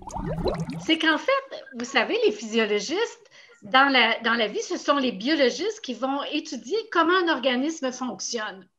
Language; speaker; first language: French; native; French